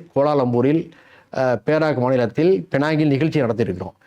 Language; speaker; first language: Tamil; native; Tamil